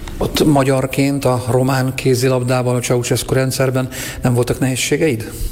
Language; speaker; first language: Hungarian; native; Hungarian